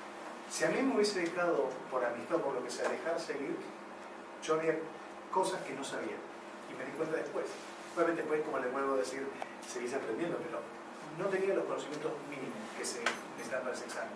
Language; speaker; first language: Spanish; native; Spanish